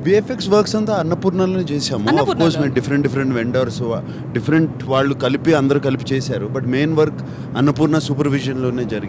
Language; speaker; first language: Telugu; native; Telugu